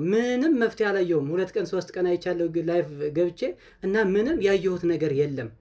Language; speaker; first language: Amharic; non-native, local second language; Tigrinya